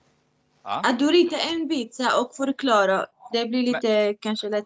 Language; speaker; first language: Swedish; non-native, learner; Arabic